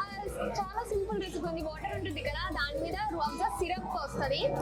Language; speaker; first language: Telugu; non-native, learner; Hindi